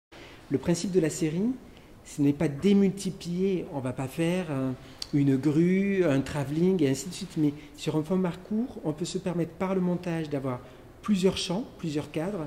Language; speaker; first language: French; native; French